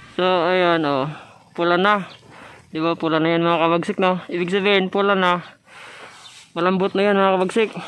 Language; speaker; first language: Filipino; non-native, local second language; Cebuano